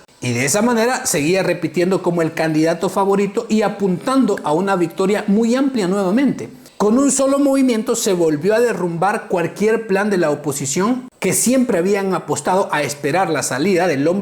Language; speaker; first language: Spanish; native; Spanish